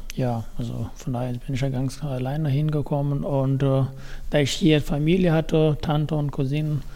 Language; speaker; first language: German; non-native, fluent; Persian